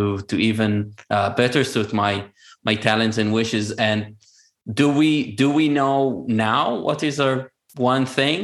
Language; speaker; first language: English; non-native, fluent; Hebrew